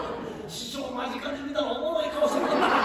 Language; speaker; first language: Japanese; native; Japanese